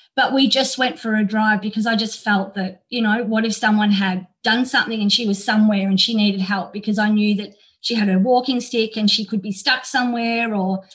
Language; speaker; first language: English; native; English